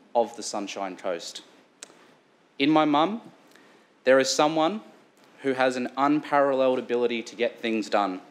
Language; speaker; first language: English; native; English